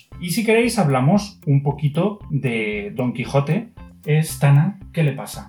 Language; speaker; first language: Spanish; native; Spanish